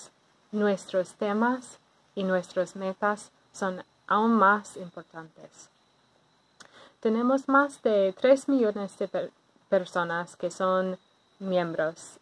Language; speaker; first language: Spanish; non-native, fluent; English